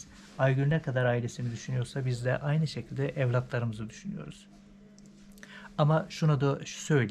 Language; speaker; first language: Turkish; native; Turkish